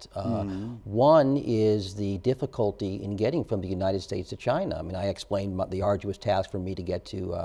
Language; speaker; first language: English; native; English